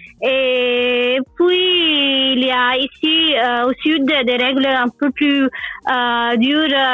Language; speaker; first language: French; non-native, learner; Italian